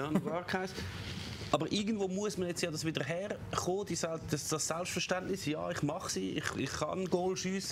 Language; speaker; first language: German; native; German